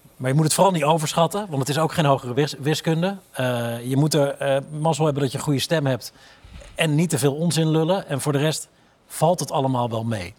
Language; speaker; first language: Dutch; native; Dutch